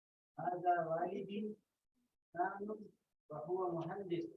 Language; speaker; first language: Arabic; non-native, learner; Urdu